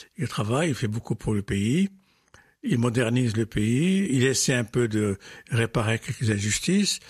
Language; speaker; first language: French; non-native, local second language; Arabic